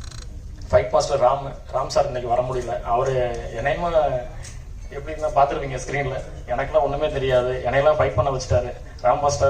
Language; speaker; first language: Tamil; native; Tamil